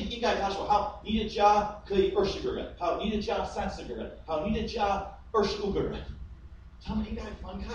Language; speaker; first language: Chinese; non-native, fluent; English